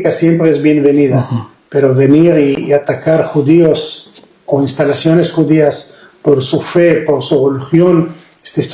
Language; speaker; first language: Spanish; non-native, fluent; Hebrew